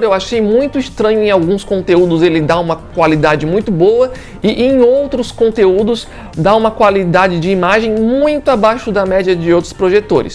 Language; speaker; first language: Portuguese; native; Portuguese